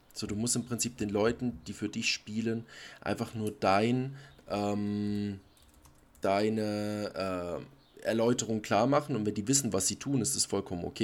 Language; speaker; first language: German; native; German